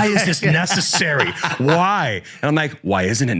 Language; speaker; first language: English; native; English